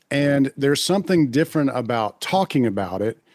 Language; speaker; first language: English; native; English